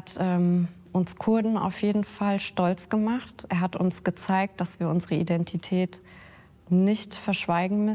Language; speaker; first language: German; early bilingual, other home language; Kurdish